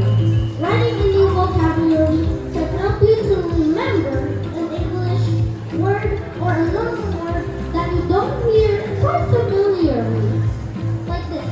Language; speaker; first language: English; non-native, learner; Indonesian